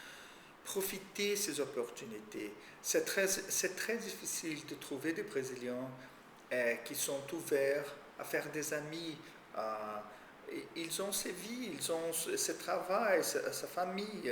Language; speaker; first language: French; non-native, fluent; Portuguese